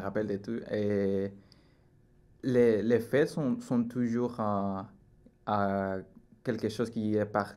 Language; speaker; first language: French; non-native, learner; Spanish